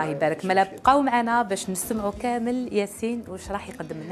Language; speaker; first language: Arabic; native; Arabic